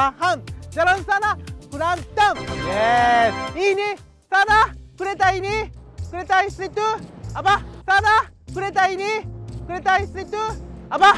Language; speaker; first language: Indonesian; non-native, learner; Japanese